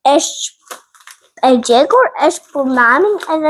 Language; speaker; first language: Albanian; early bilingual, heritage; Albanian